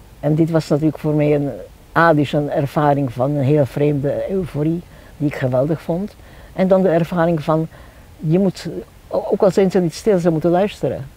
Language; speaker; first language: Dutch; non-native, fluent; Czech